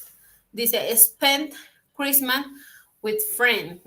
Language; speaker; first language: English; non-native, learner; Spanish